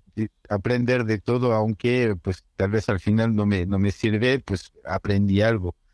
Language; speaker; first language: Spanish; non-native, fluent; French